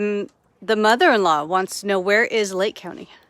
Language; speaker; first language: English; native; English